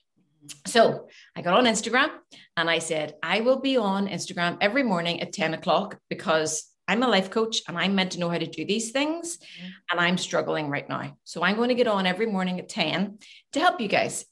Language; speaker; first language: English; native; English